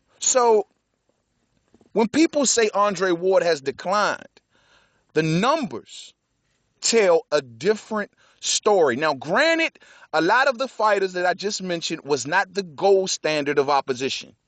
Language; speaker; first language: English; native; English